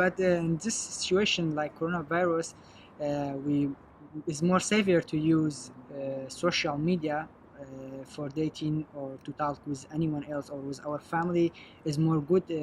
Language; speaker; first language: English; non-native, learner; Arabic